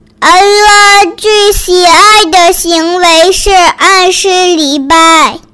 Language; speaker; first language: Chinese; early bilingual, heritage; Chinese